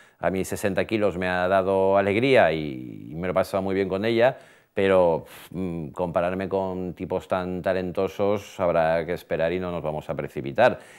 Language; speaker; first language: Spanish; native; Spanish